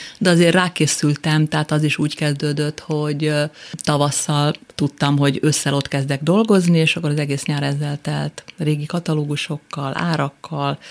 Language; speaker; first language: Hungarian; native; Hungarian